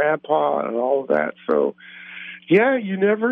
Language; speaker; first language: English; native; English